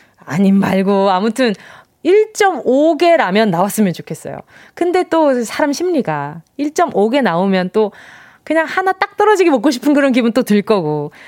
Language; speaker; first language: Korean; native; Korean